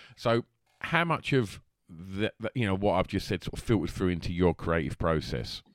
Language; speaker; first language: English; native; English